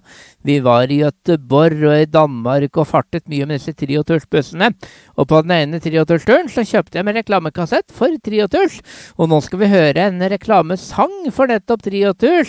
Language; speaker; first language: Norwegian; native; Norwegian